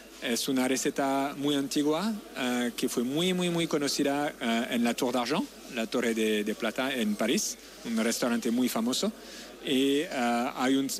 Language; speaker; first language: Spanish; non-native, learner; French